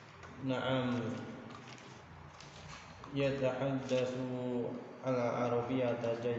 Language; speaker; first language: Arabic; non-native, learner; Indonesian